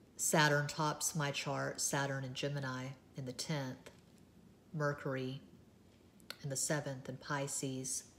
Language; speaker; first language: English; native; English